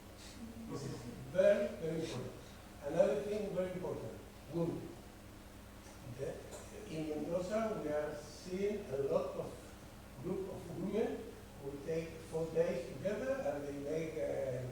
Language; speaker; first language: English; non-native, fluent; Spanish